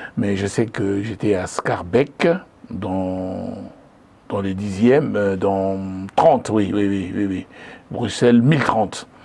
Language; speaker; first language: French; non-native, local second language; Lingala